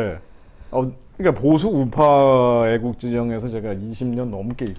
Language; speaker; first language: Korean; native; Korean